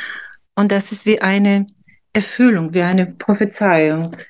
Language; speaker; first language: German; non-native, fluent; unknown